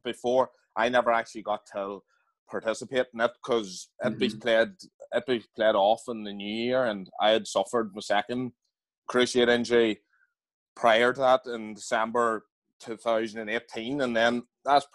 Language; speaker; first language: English; native; English